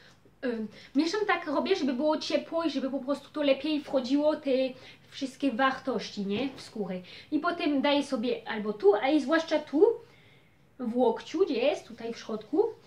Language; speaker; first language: Polish; early bilingual, heritage; Polish